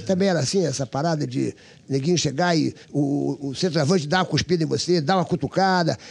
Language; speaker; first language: Portuguese; native; Portuguese